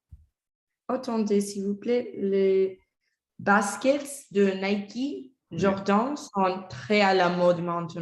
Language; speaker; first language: French; non-native, learner; Spanish